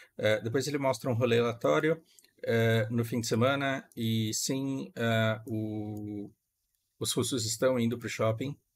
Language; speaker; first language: Portuguese; native; Portuguese